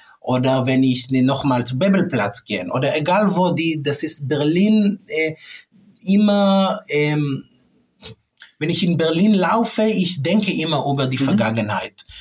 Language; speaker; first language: German; non-native, fluent; Hebrew